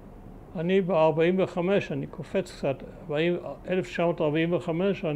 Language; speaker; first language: Hebrew; early bilingual, other home language; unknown